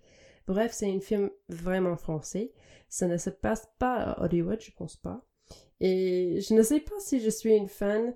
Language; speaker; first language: French; non-native, fluent; English